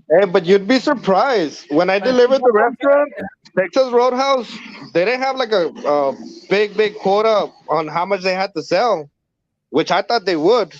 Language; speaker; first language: English; early bilingual, other home language; Spanish